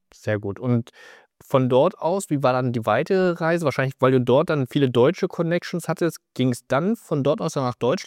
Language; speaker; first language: German; native; German